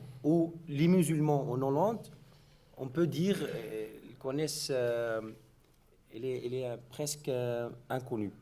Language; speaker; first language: French; non-native, learner; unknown